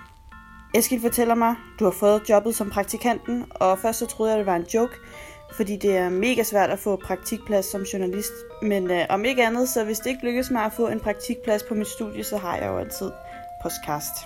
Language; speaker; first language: Danish; native; Danish